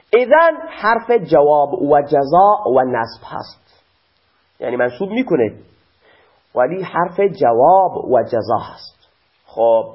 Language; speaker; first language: Persian; non-native, local second language; Baluchi